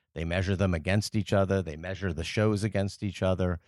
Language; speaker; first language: English; early bilingual, other home language; French